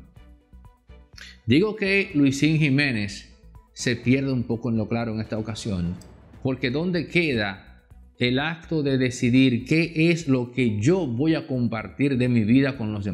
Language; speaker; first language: Spanish; native; Spanish